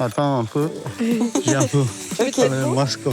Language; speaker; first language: French; non-native, learner; Tamil